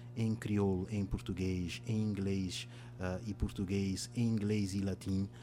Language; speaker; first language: Portuguese; non-native, local second language; Kabuverdianu